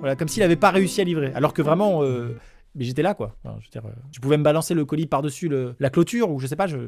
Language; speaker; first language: French; native; French